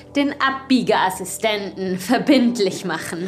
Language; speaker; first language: German; native; German